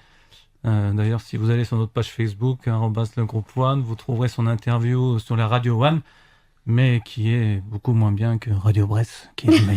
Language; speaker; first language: French; native; French